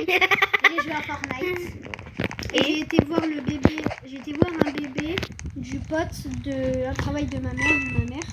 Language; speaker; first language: French; native; French